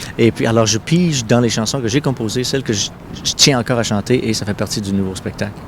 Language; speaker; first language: French; non-native, local second language; English